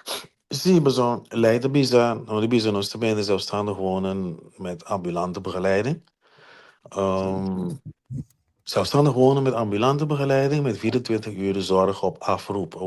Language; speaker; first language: Dutch; non-native, local second language; Papiamento